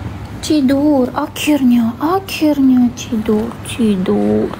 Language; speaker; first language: Indonesian; non-native, fluent; Russian